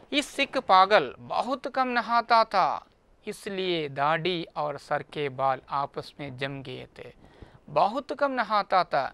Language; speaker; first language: Hindi; non-native, local second language; Malayalam